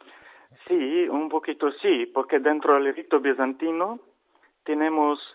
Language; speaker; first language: Spanish; non-native, learner; Ukrainian